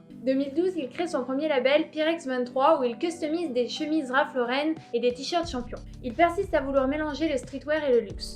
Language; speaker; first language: French; native; French